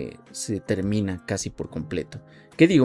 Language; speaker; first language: Spanish; native; Spanish